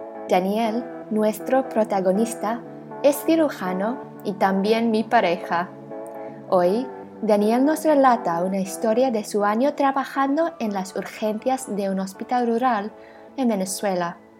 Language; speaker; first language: Spanish; native; Spanish